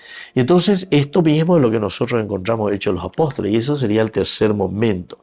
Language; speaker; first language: Spanish; native; Spanish